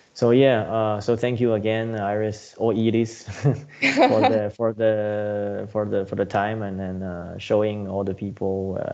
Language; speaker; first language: English; non-native, fluent; Chinese